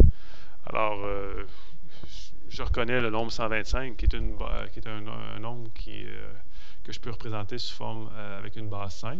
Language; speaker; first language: French; native; French